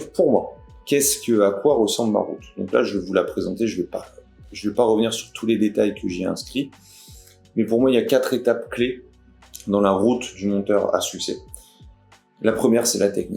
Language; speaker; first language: French; native; French